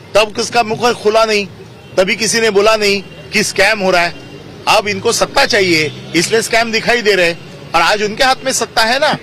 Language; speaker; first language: Hindi; non-native, local second language; Marathi